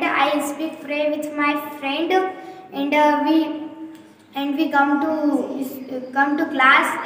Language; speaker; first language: English; non-native, learner; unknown